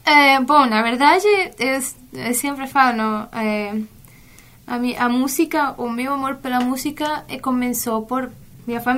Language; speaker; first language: Portuguese; non-native, fluent; Spanish